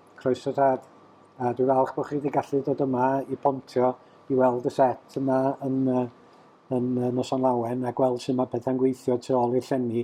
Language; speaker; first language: Welsh; native; Welsh